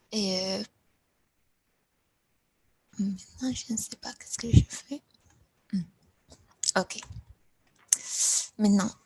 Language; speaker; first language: French; non-native, fluent; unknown